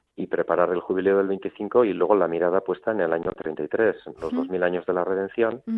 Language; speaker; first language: Spanish; native; Spanish